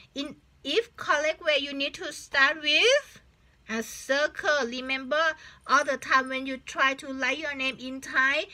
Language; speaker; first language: English; non-native, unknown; Thai